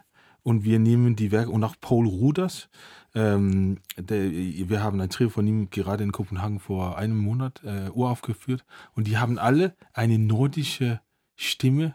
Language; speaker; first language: German; non-native, fluent; Danish